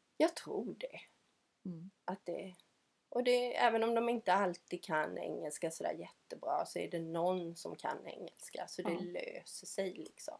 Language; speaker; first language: Swedish; native; Swedish